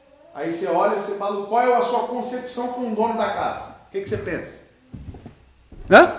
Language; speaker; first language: Portuguese; native; Portuguese